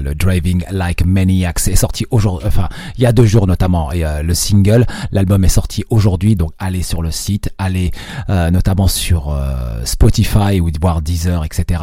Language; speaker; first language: French; native; French